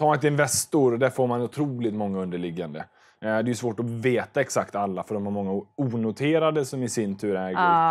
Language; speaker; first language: Swedish; native; Swedish